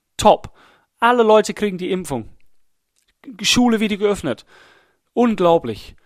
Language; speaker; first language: German; non-native, fluent; English